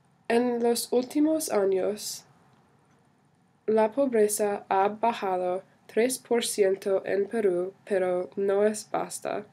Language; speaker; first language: Spanish; non-native, learner; English